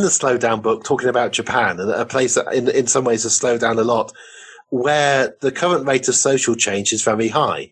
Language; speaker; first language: English; native; English